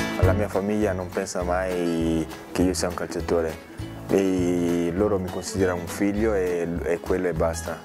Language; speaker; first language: Italian; early bilingual, other home language; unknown